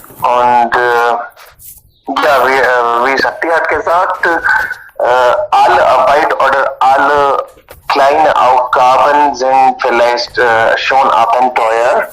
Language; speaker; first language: German; non-native, learner; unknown